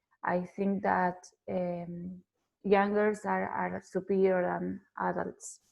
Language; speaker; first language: English; non-native, fluent; Spanish